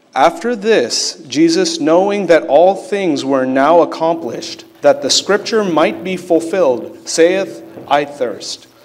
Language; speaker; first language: English; native; English